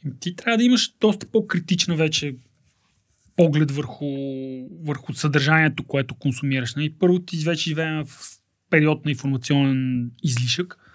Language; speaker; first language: Bulgarian; native; Bulgarian